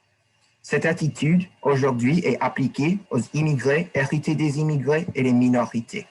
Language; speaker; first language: French; non-native, learner; English